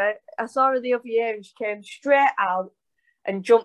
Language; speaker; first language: English; native; English